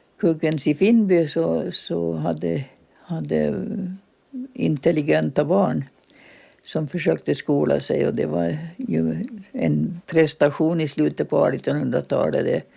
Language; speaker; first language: Swedish; native; Swedish